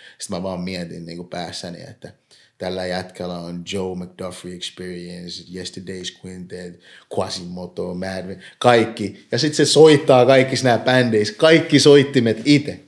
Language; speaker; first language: Finnish; early bilingual, other home language; English